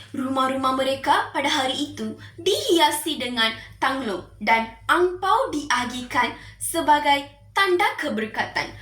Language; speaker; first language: Malay; non-native, local second language; Tamil